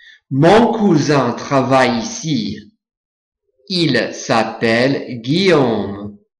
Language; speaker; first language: French; non-native, fluent; English